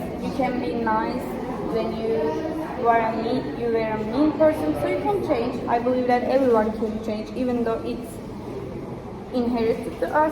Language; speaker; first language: English; non-native, learner; Turkish